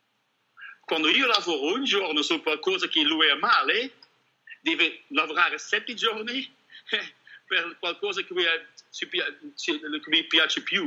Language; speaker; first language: Italian; non-native, learner; Dutch